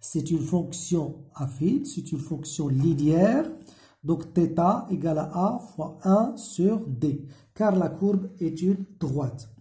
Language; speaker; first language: French; non-native, local second language; Arabic